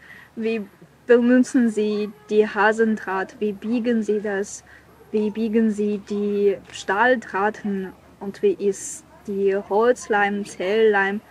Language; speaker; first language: German; non-native, learner; Chinese